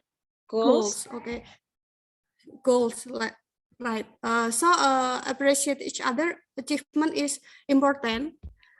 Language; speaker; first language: English; non-native, learner; Indonesian